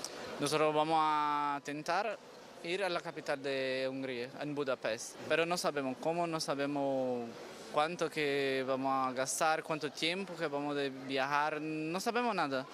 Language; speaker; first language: Spanish; non-native, fluent; Portuguese